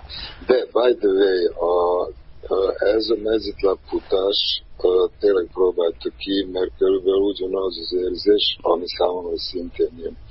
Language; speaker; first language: Hungarian; non-native, fluent; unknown